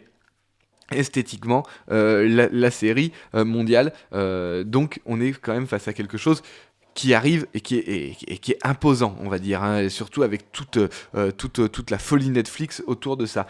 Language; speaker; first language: French; native; French